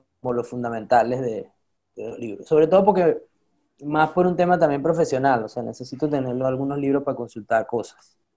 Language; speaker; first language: Spanish; native; Spanish